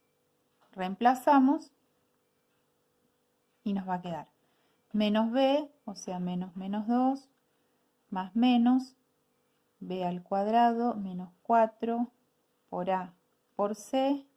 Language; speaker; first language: Spanish; native; Spanish